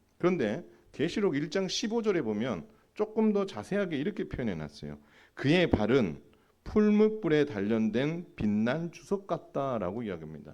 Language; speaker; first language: Korean; native; Korean